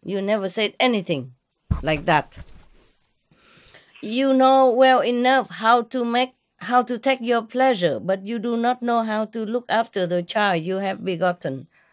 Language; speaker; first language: English; non-native, fluent; Vietnamese